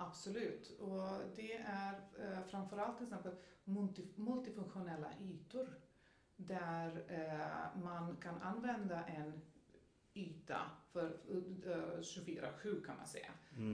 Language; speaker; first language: Swedish; non-native, fluent; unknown